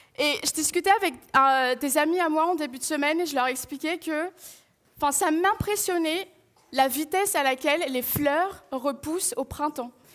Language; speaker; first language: French; non-native, local second language; Malagasy